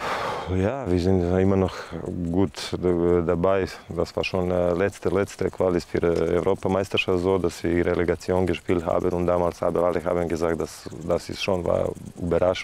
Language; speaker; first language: German; non-native, fluent; Serbian